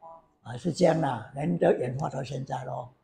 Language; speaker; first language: Chinese; native; Chinese